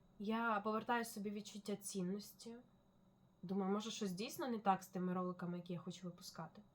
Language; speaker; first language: Ukrainian; non-native, local second language; Russian